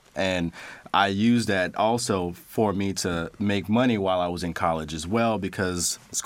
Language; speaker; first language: English; native; English